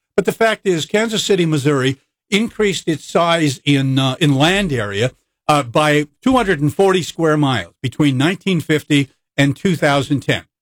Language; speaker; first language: English; native; English